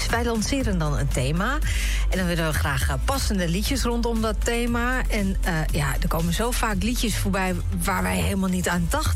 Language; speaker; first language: Dutch; native; Dutch